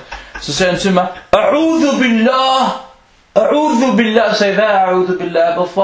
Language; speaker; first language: Danish; non-native, fluent; Arabic